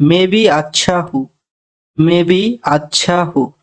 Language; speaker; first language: Hindi; non-native, fluent; Bangla